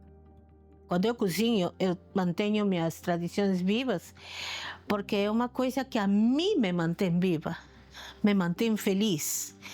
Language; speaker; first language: Portuguese; non-native, fluent; Spanish